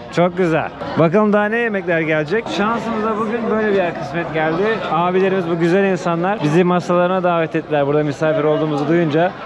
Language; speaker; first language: Turkish; native; Turkish